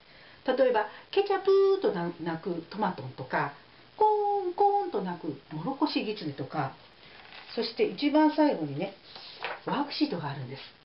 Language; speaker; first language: Japanese; native; Japanese